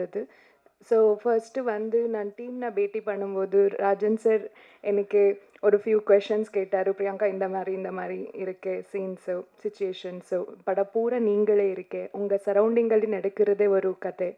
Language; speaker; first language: Tamil; non-native, learner; Kannada